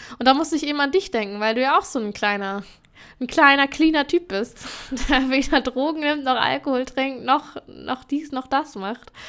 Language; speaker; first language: German; native; German